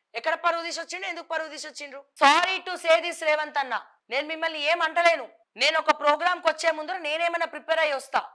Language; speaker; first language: Telugu; native; Telugu